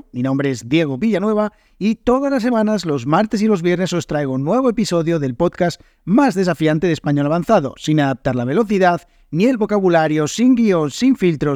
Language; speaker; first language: Spanish; native; Spanish